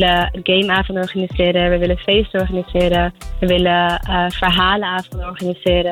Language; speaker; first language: Dutch; early bilingual, other home language; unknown